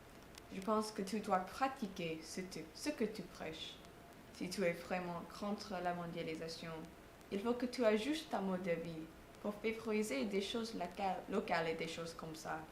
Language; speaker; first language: French; non-native, fluent; English